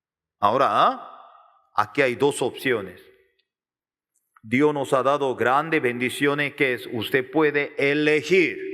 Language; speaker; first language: Spanish; non-native, learner; Korean